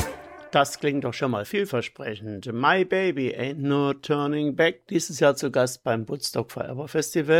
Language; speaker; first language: German; native; German